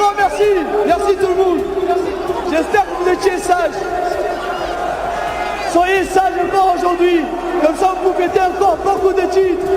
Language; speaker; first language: French; non-native, learner; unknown